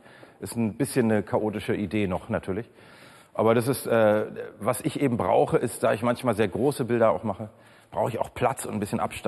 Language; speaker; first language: German; native; German